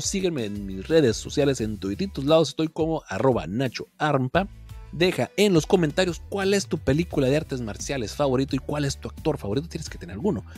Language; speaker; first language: Spanish; native; Spanish